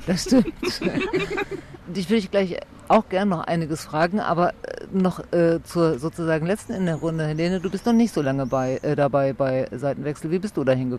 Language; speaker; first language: German; native; German